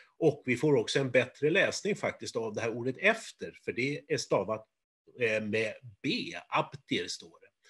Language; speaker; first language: Swedish; native; Swedish